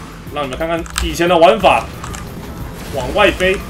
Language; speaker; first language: Chinese; native; Chinese